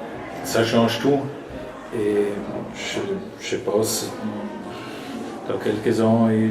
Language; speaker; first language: French; non-native, learner; German